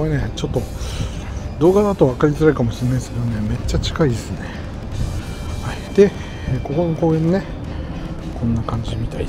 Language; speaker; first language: Japanese; native; Japanese